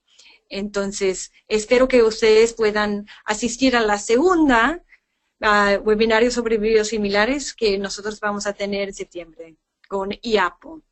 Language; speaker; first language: Spanish; non-native, fluent; English